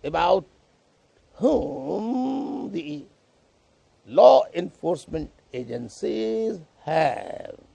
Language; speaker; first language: English; non-native, local second language; Urdu